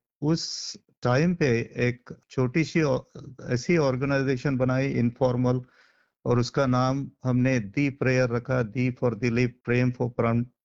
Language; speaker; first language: Hindi; non-native, local second language; Marathi